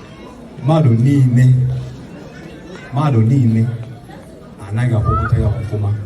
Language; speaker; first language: Igbo; early bilingual, heritage; Igbo